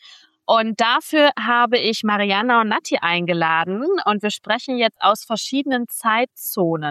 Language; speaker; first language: German; native; German